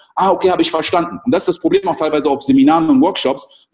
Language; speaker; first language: German; early bilingual, other home language; French